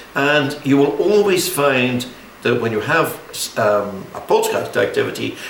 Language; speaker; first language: English; native; English